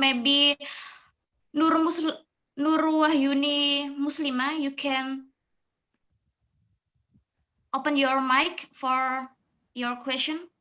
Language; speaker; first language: English; non-native, learner; Indonesian